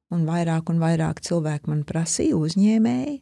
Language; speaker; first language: Latvian; early bilingual, heritage; Latvian